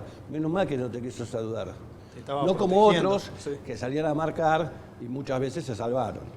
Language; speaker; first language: Spanish; native; Spanish